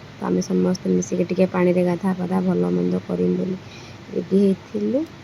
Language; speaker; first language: Odia; native; Odia